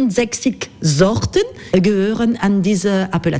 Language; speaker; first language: German; non-native, fluent; French